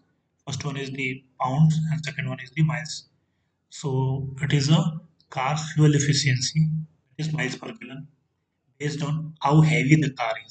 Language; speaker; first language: English; non-native, fluent; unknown